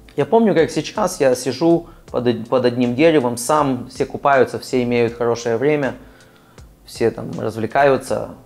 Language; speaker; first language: Russian; early bilingual, other home language; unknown